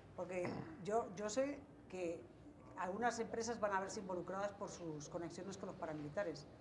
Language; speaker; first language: Spanish; native; Spanish